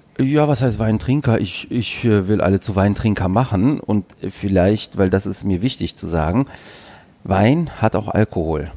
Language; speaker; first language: German; early bilingual, other home language; Greek